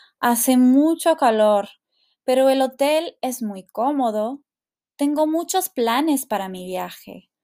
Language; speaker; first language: Spanish; non-native, learner; English